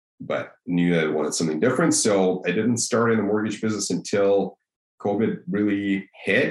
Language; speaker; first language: English; non-native, fluent; Russian